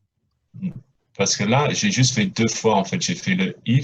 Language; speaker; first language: French; non-native, fluent; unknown